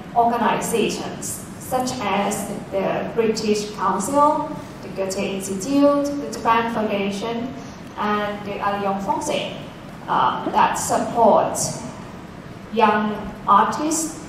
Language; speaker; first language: English; non-native, fluent; Thai